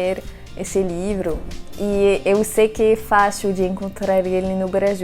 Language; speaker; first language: Portuguese; non-native, fluent; French